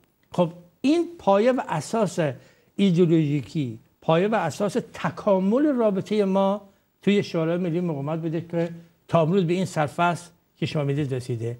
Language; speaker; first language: Persian; native; Persian